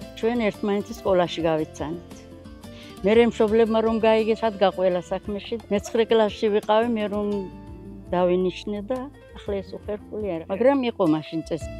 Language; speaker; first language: Georgian; native; Georgian